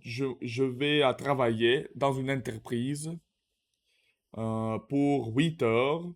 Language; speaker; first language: French; non-native, learner; Russian